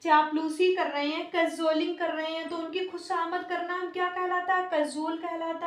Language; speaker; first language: Hindi; native; Hindi